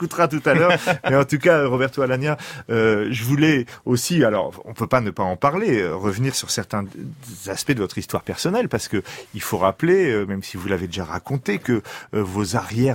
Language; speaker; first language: French; native; French